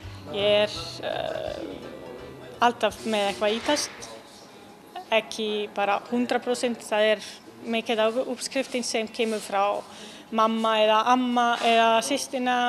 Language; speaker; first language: Icelandic; non-native, learner; Italian